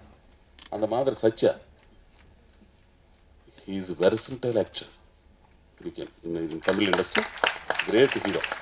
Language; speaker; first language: Tamil; non-native, learner; Telugu